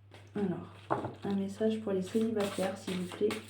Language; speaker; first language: French; native; French